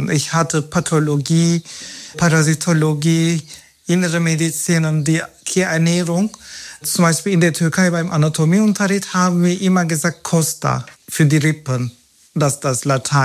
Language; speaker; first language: German; non-native, fluent; Turkish